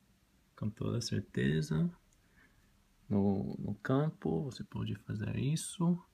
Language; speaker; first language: Portuguese; non-native, learner; Spanish